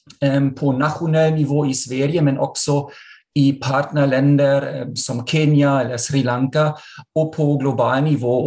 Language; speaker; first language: Swedish; non-native, fluent; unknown